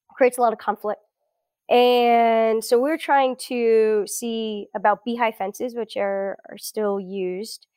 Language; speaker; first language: English; early bilingual, other home language; Portuguese